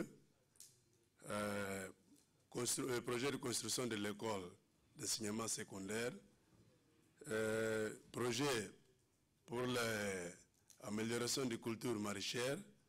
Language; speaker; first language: French; non-native, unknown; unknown